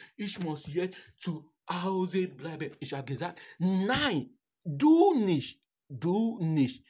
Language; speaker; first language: German; non-native, learner; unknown